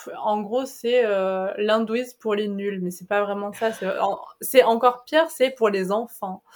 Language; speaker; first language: French; native; French